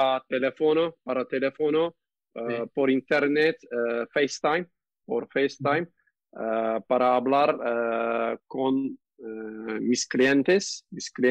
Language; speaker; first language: Spanish; non-native, learner; Turkish